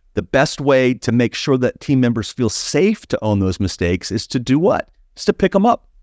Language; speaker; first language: English; native; English